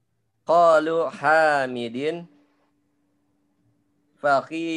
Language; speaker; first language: Arabic; non-native, learner; Indonesian